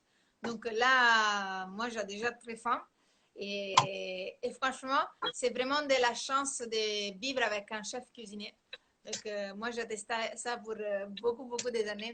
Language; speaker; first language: French; non-native, fluent; Italian